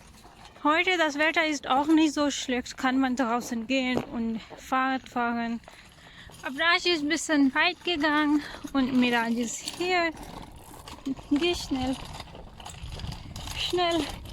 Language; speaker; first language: German; non-native, learner; Urdu